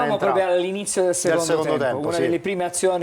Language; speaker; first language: Italian; native; Italian